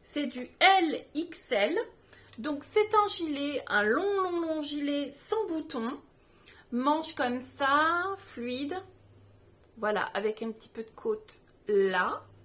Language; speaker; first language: French; native; French